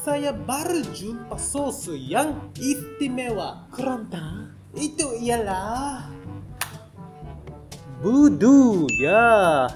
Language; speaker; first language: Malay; non-native, learner; Japanese